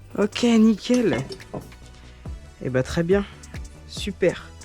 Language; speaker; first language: French; native; French